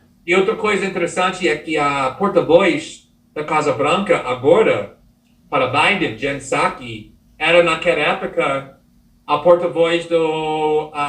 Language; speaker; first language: Portuguese; non-native, fluent; English